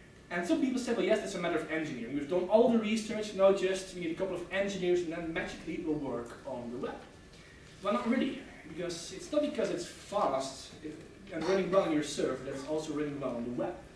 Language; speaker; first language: English; non-native, fluent; Dutch